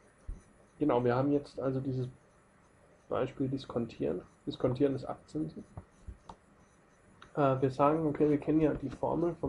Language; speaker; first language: German; native; German